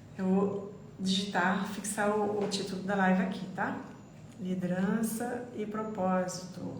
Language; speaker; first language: Portuguese; non-native, fluent; French